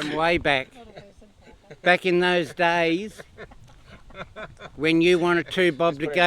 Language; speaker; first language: English; native; English